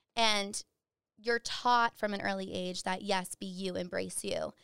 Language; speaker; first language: English; native; English